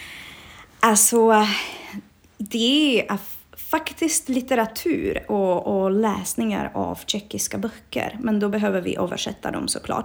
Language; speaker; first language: Swedish; non-native, fluent; Czech